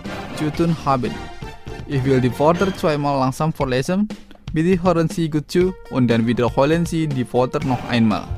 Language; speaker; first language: German; non-native, fluent; Indonesian